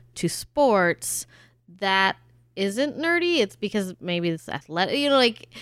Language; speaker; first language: English; early bilingual, other home language; German